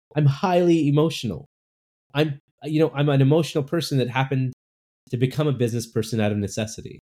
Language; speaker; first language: English; native; English